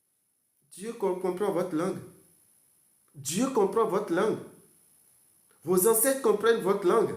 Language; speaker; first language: French; non-native, local second language; Fon